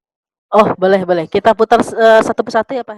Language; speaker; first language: Indonesian; native; Indonesian